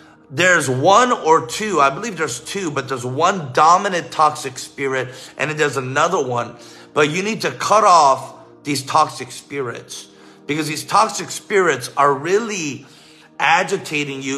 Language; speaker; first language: English; native; English